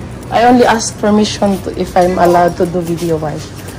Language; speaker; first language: English; non-native, local second language; Aklanon